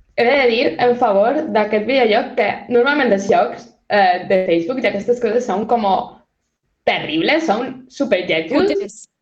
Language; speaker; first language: Catalan; non-native, local second language; Spanish